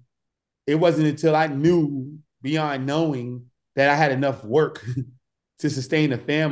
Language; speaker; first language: English; native; English